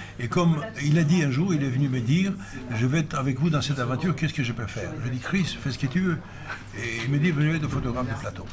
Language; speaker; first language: French; non-native, fluent; Greek